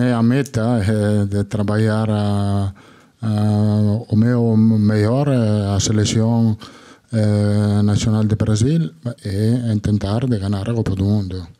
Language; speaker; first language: Portuguese; non-native, learner; Italian